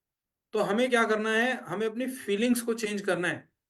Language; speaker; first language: Hindi; native; Hindi